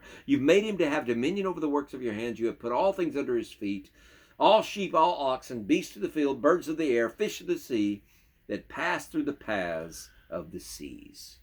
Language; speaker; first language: English; native; English